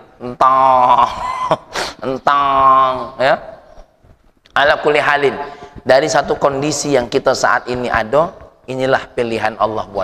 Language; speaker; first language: Indonesian; native; Indonesian